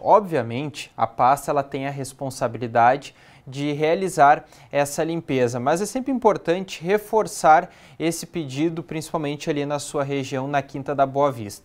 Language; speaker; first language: Portuguese; native; Portuguese